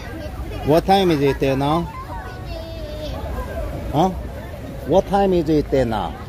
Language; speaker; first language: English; non-native, learner; Korean